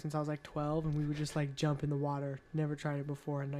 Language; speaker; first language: English; native; English